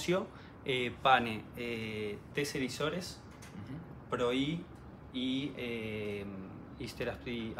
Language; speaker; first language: Greek; early bilingual, heritage; Spanish